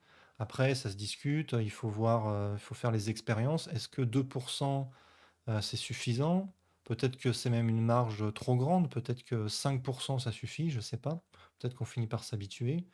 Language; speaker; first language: French; native; French